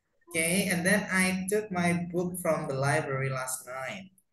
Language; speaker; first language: English; non-native, fluent; Indonesian